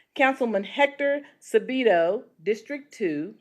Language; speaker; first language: English; native; English